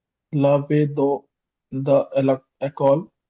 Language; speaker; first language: French; non-native, learner; Hindi